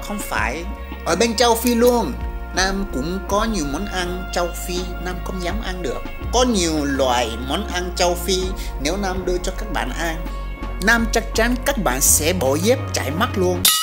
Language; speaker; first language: Vietnamese; non-native, fluent; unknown